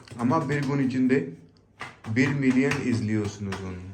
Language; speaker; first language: Turkish; non-native, learner; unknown